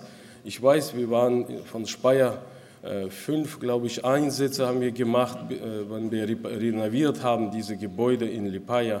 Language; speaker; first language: German; non-native, local second language; Russian